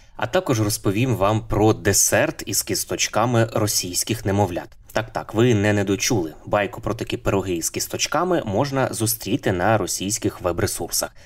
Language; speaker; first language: Ukrainian; native; Ukrainian